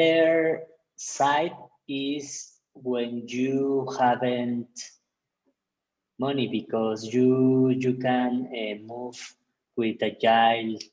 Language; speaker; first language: English; non-native, learner; Spanish